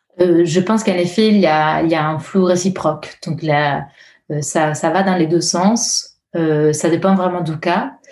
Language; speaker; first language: French; non-native, fluent; Italian